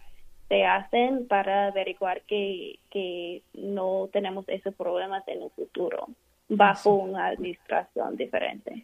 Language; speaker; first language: Spanish; non-native, fluent; English